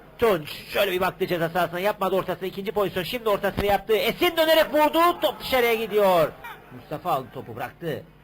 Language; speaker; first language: Turkish; native; Turkish